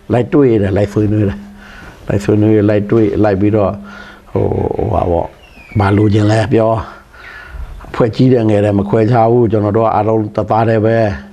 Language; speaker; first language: Burmese; non-native, local second language; Pa'o Karen